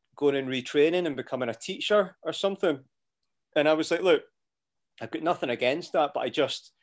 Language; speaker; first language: English; native; English